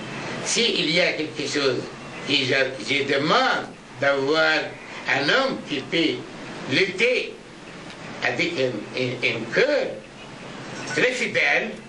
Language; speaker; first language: French; non-native, learner; Arabic